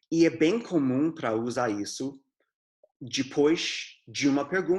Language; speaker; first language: Portuguese; non-native, fluent; English